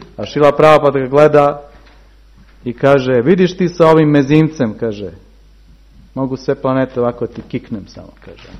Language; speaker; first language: Serbian; early bilingual, heritage; Serbian